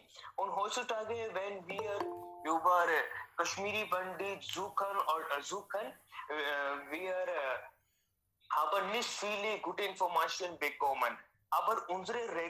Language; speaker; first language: German; non-native, learner; Hindi